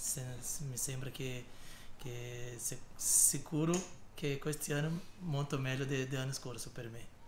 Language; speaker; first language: Italian; non-native, learner; Portuguese